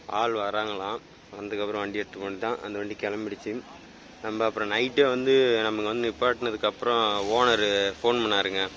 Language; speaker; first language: Tamil; native; Tamil